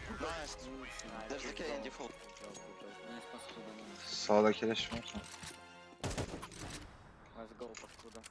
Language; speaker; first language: English; non-native, learner; Turkish